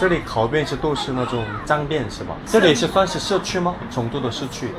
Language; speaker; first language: Chinese; non-native, learner; Korean